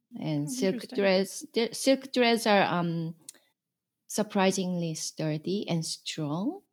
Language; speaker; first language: English; non-native, fluent; Korean